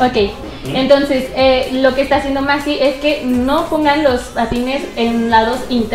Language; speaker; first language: Spanish; native; Spanish